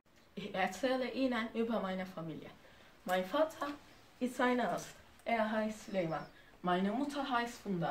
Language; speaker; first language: German; non-native, learner; Turkish